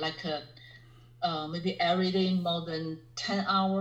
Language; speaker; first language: English; non-native, fluent; Chinese